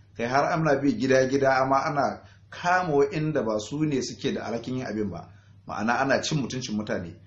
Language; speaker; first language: Hausa; native; Hausa